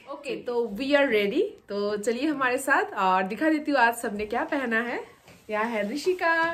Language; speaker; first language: Hindi; non-native, local second language; Bangla